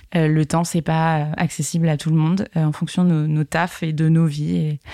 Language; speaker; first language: French; native; French